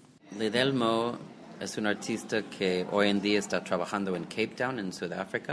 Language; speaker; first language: Spanish; non-native, fluent; English